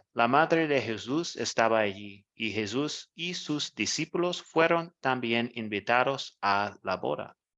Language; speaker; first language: Spanish; non-native, fluent; English